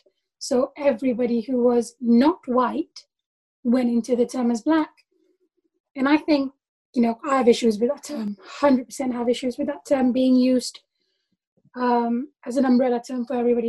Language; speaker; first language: English; non-native, local second language; Tamil